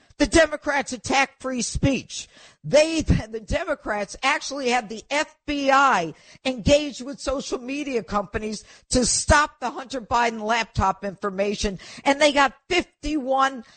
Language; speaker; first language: English; native; English